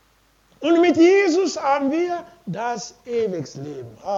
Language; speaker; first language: German; non-native, learner; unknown